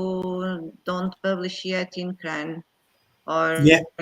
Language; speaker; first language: English; non-native, fluent; Portuguese